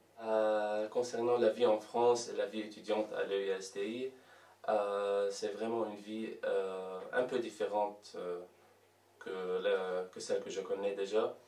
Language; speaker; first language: French; non-native, local second language; Arabic